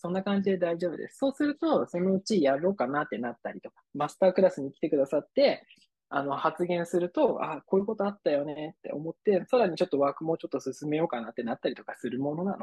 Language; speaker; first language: Japanese; native; Japanese